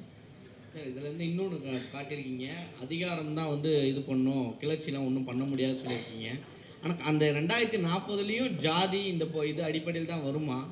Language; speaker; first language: Tamil; native; Tamil